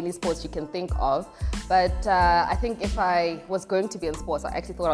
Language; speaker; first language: English; non-native, local second language; Zulu